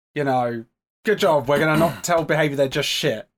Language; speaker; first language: English; native; English